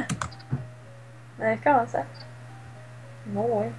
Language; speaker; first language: Norwegian; native; Norwegian